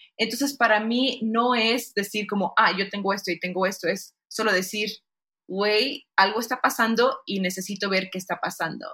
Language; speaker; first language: Spanish; early bilingual, heritage; Spanish